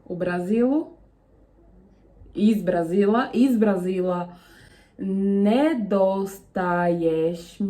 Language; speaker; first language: Bosnian; non-native, learner; Portuguese